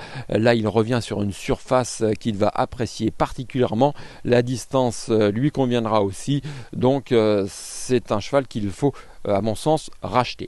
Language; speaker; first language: French; native; French